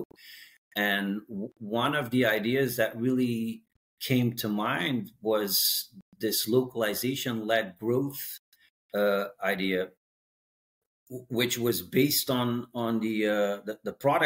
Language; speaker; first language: English; non-native, fluent; Dutch